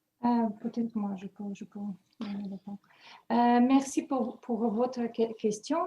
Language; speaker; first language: French; non-native, learner; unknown